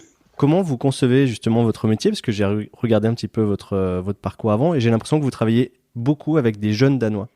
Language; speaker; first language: French; native; French